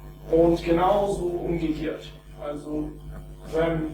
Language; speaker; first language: German; non-native, fluent; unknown